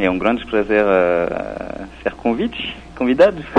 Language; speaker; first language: Portuguese; non-native, fluent; French